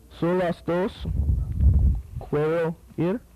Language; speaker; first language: Spanish; non-native, learner; English